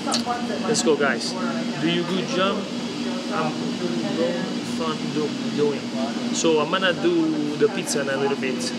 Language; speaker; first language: English; non-native, fluent; Italian